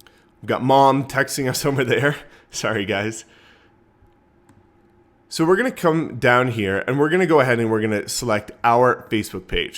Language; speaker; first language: English; native; English